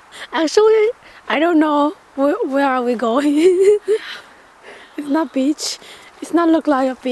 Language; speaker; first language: English; non-native, learner; Chinese